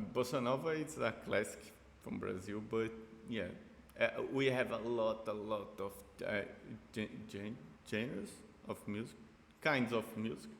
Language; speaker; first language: English; non-native, fluent; Portuguese